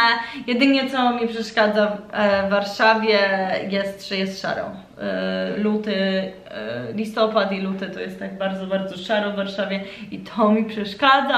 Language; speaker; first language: Polish; early bilingual, heritage; Polish